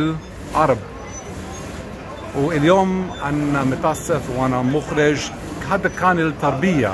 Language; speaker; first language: Arabic; non-native, learner; Hebrew